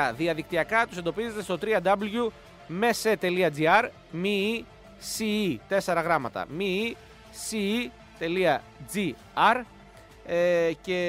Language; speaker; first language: Greek; native; Greek